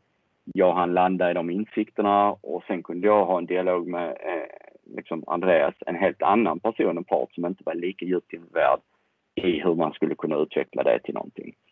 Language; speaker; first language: Swedish; native; Swedish